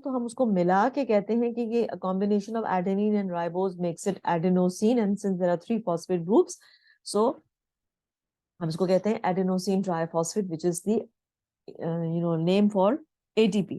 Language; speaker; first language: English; non-native, local second language; Hindi